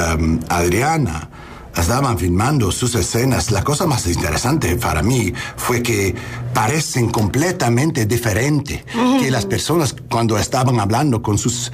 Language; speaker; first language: Spanish; non-native, learner; English